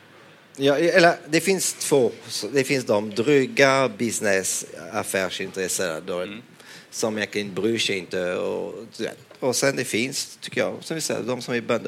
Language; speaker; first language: Swedish; non-native, fluent; French